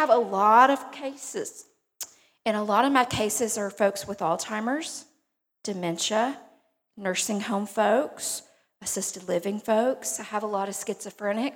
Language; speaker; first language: English; native; English